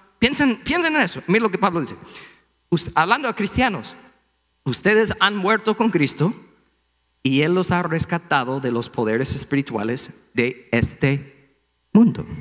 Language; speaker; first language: Spanish; non-native, fluent; English